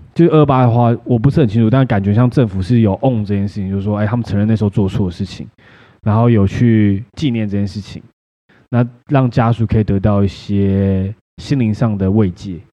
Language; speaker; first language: Chinese; native; Chinese